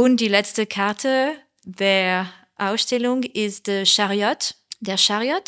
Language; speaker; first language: German; non-native, learner; French